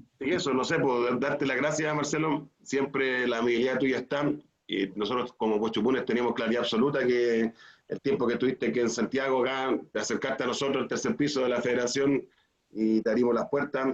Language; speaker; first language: Spanish; native; Spanish